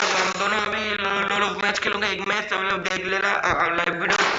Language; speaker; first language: Hindi; non-native, local second language; Bangla